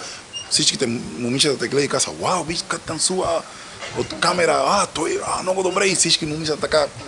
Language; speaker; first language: Bulgarian; non-native, learner; Spanish